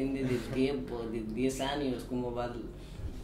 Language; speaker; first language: Spanish; non-native, learner; Arabic